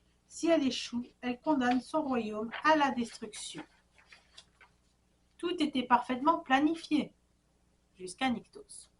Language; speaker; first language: French; native; French